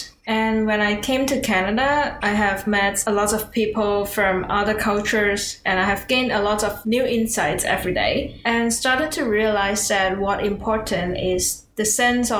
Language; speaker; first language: English; non-native, local second language; Cantonese